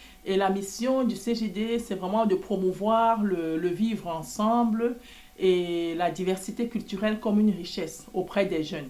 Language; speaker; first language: French; native; French